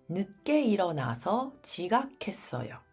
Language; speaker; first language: Korean; early bilingual, heritage; Japanese